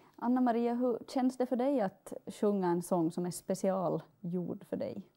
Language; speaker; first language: Swedish; native; Swedish